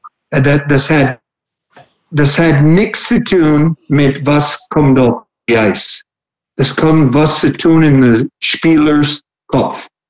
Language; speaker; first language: German; non-native, learner; English